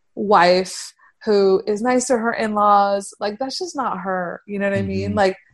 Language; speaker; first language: English; early bilingual, heritage; Persian